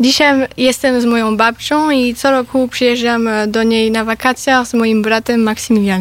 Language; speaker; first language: Polish; early bilingual, heritage; Polish